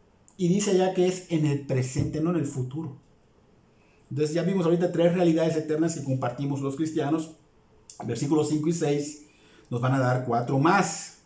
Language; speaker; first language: Spanish; native; Spanish